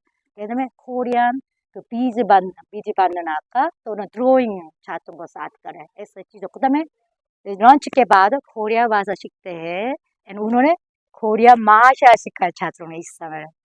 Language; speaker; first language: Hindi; non-native, learner; Korean